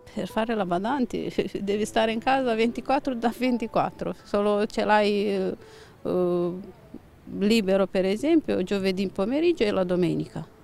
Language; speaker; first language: Italian; non-native, learner; Romanian